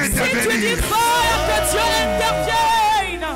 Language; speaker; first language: French; non-native, local second language; Ewe